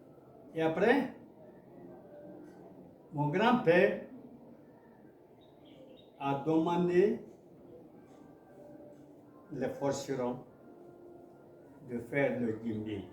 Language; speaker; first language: French; non-native, local second language; Mandingo